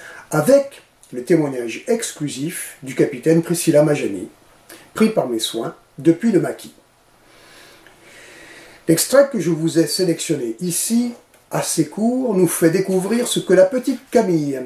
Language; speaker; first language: French; native; French